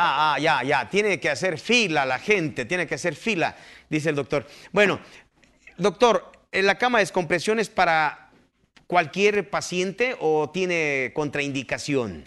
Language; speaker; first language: Spanish; native; Spanish